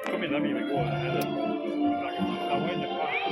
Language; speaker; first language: English; non-native, learner; German